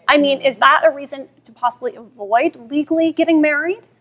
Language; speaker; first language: English; native; English